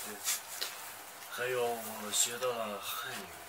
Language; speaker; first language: Chinese; non-native, local second language; Tibetan